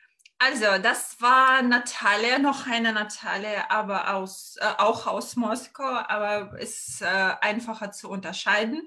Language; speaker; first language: German; non-native, fluent; Russian